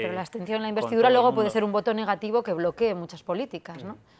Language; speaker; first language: Spanish; native; Spanish